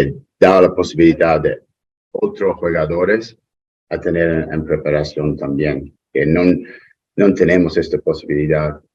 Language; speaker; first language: Spanish; non-native, learner; English